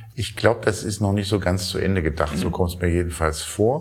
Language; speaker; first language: German; native; German